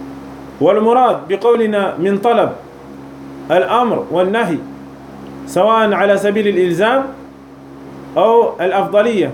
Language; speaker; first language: Arabic; non-native, fluent; French